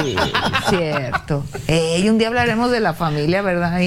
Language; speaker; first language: Spanish; native; Spanish